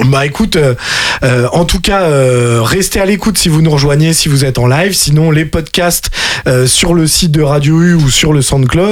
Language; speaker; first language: French; native; French